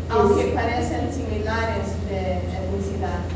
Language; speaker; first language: Spanish; non-native, learner; English